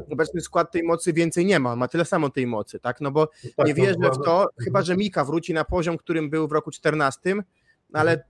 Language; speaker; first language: Polish; native; Polish